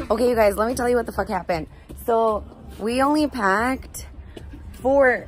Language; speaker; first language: English; early bilingual, other home language; Spanish